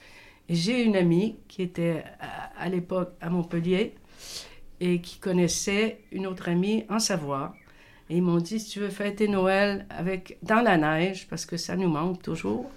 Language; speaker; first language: French; native; French